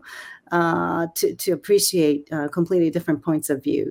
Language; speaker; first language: English; non-native, fluent; Japanese